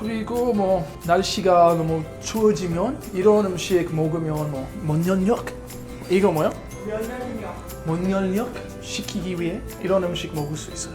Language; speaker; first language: Korean; early bilingual, heritage; Korean